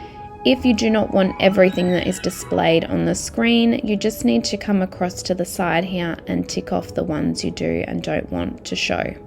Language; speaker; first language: English; native; English